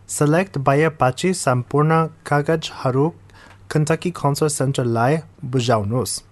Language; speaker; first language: Nepali; non-native, fluent; English